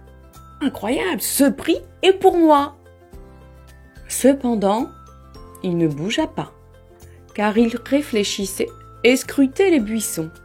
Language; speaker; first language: French; native; French